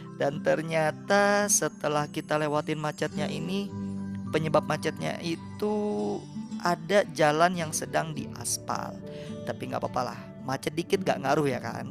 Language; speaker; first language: Indonesian; native; Indonesian